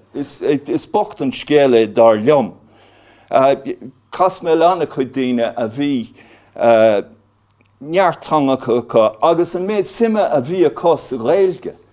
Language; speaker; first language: Irish; non-native, local second language; English